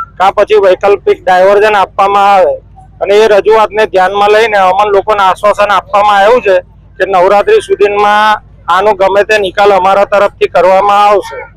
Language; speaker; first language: Gujarati; native; Gujarati